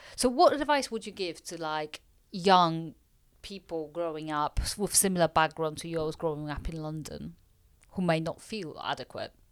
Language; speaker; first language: English; non-native, fluent; Polish